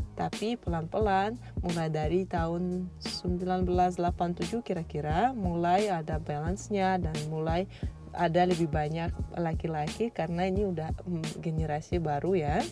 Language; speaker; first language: Indonesian; non-native, fluent; Russian